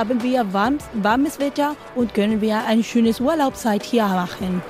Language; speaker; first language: German; non-native, learner; Spanish